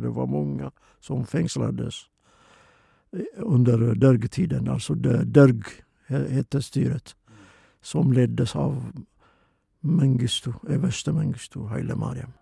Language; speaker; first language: Swedish; non-native, fluent; Oromo